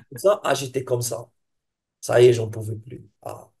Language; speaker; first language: French; non-native, local second language; Arabic